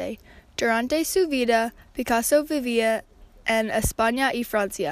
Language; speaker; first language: Spanish; non-native, learner; English